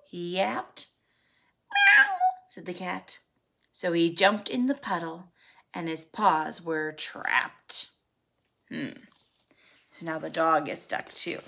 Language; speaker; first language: English; native; English